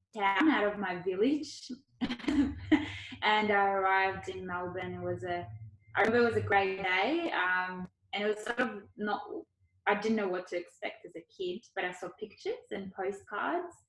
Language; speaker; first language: English; early bilingual, other home language; Ukrainian